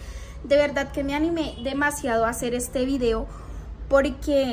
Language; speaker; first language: Spanish; native; Spanish